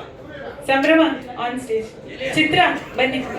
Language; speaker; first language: Kannada; native; Kannada